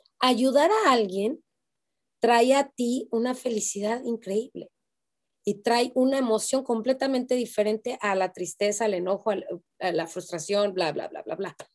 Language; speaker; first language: Spanish; native; Spanish